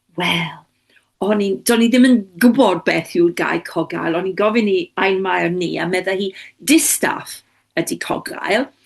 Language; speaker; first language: Welsh; non-native, local second language; English